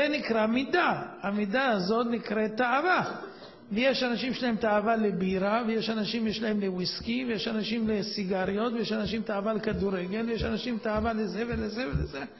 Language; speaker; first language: Hebrew; native; Hebrew